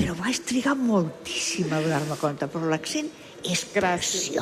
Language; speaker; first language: Catalan; non-native, local second language; Spanish